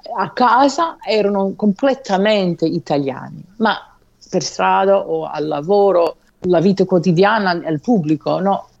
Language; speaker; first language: Italian; non-native, fluent; English